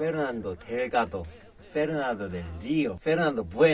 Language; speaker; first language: Korean; native; Korean